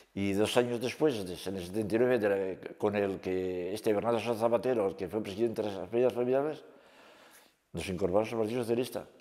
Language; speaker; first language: Spanish; native; Spanish